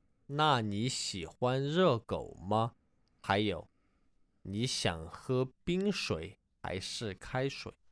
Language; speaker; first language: Chinese; non-native, learner; English